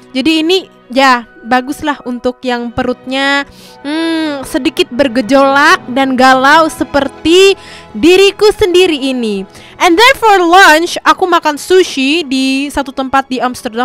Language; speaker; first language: Indonesian; native; Indonesian